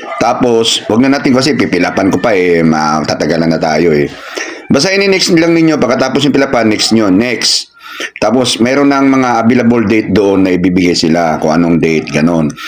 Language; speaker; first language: Filipino; non-native, local second language; Cebuano